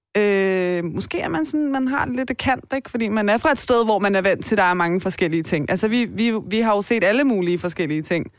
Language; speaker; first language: Danish; early bilingual, other home language; Persian